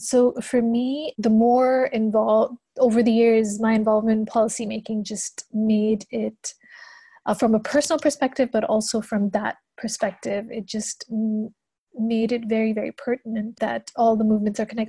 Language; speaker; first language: English; non-native, local second language; Urdu